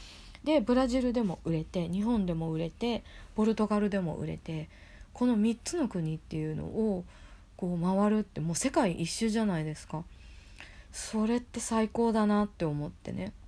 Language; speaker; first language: Japanese; native; Japanese